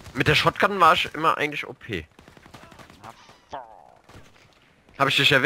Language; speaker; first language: German; native; German